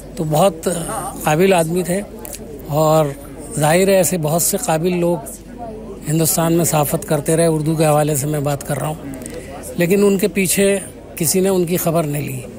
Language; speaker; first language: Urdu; native; Urdu